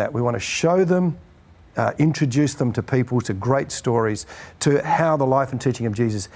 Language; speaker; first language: English; native; English